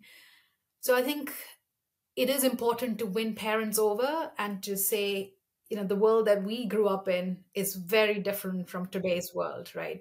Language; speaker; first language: English; non-native, local second language; Malayalam